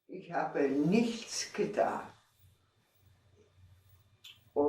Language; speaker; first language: German; non-native, fluent; Czech